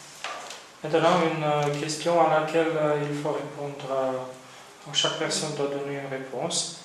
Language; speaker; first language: French; non-native, fluent; Romanian